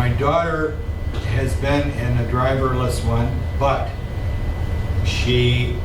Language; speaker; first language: English; native; English